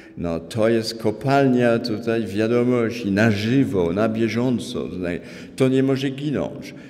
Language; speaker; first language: Polish; non-native, fluent; French